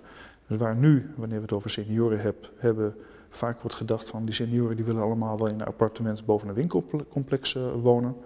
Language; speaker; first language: Dutch; native; Dutch